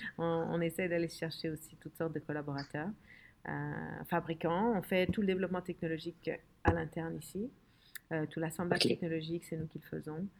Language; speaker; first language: French; early bilingual, other home language; Arabic